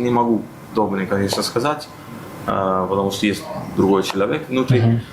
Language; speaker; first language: Russian; non-native, fluent; Italian